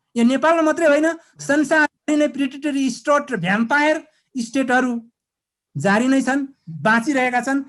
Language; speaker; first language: Nepali; non-native, local second language; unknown